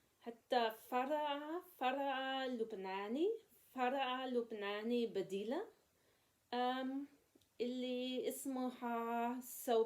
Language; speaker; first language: Arabic; non-native, learner; English